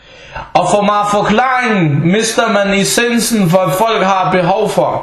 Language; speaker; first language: Danish; non-native, fluent; Arabic